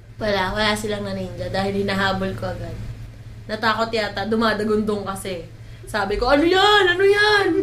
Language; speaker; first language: Filipino; non-native, local second language; Cebuano